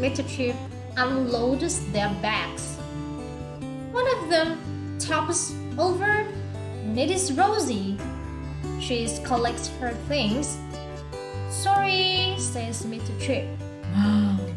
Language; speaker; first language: English; non-native, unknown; Vietnamese